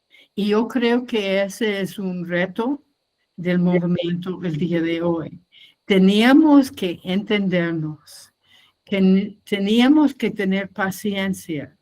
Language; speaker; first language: Spanish; non-native, fluent; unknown